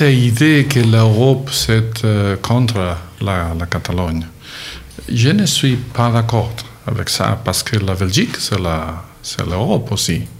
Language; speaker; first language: French; non-native, learner; Catalan